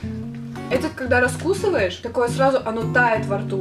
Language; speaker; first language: Russian; native; Russian